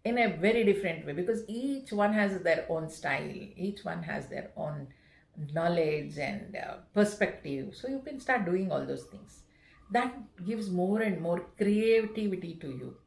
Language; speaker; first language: English; non-native, local second language; Kannada